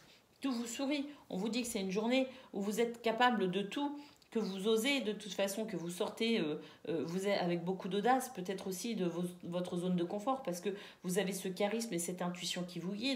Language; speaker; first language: French; native; French